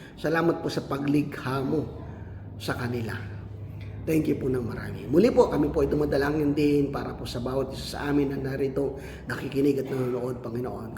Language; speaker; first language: Filipino; non-native, local second language; Cebuano